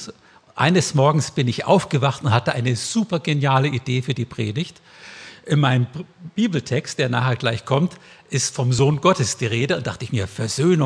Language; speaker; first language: German; native; German